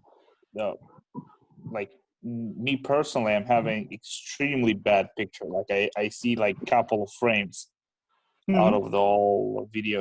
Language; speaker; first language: English; non-native, fluent; Romanian